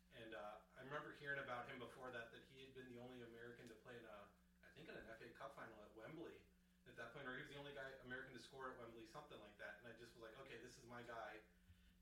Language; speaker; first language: English; native; English